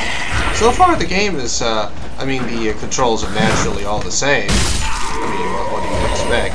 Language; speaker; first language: English; native; English